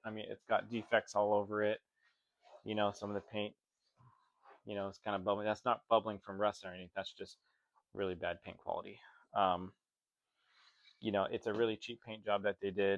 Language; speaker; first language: English; native; English